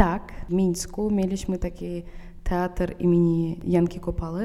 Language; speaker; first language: Polish; non-native, fluent; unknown